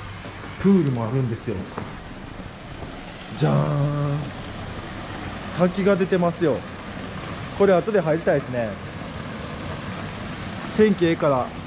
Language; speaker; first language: Japanese; native; Japanese